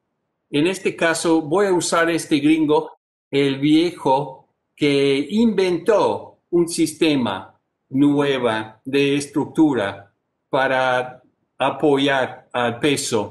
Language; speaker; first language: Spanish; non-native, fluent; English